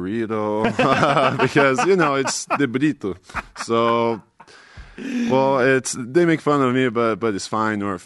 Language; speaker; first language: English; non-native, fluent; Portuguese